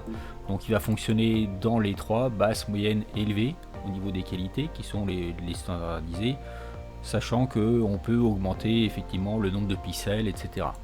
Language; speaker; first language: French; native; French